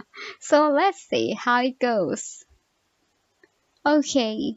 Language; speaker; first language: English; non-native, learner; Thai